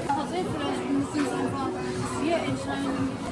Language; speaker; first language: German; non-native, learner; Korean